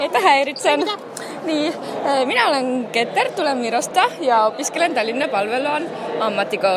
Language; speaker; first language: Finnish; non-native, learner; Estonian